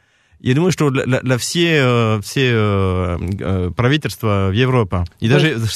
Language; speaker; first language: Russian; non-native, fluent; French